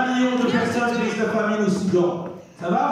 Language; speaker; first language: French; native; French